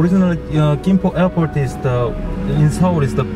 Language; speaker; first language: English; non-native, learner; Korean